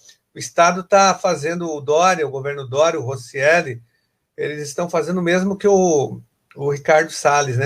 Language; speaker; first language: Portuguese; native; Portuguese